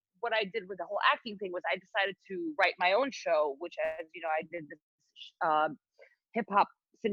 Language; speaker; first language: English; non-native, local second language; Filipino